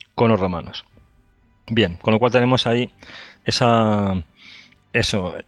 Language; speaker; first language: Spanish; native; Spanish